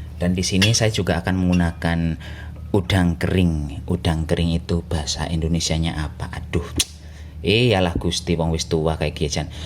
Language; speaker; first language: Indonesian; non-native, local second language; Javanese